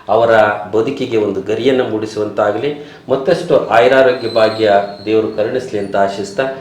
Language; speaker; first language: Kannada; native; Kannada